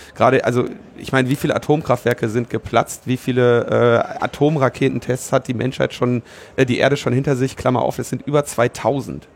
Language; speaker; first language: German; native; German